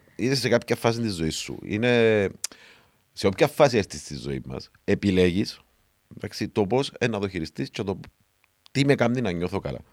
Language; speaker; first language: Greek; native; Greek